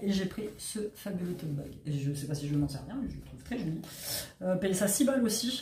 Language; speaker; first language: French; native; French